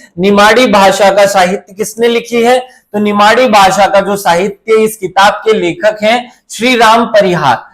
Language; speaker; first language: Hindi; native; Hindi